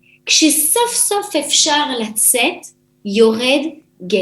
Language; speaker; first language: Hebrew; non-native, fluent; French